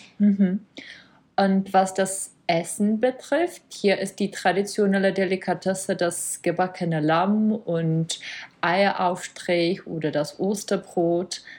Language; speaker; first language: German; non-native, fluent; Czech